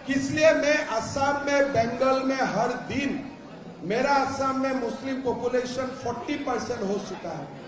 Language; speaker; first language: Hindi; non-native, local second language; Assamese